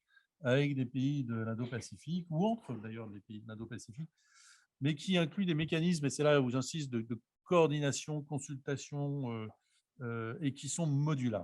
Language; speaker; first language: French; native; French